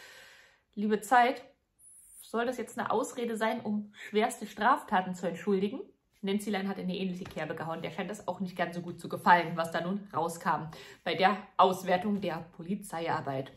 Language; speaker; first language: German; native; German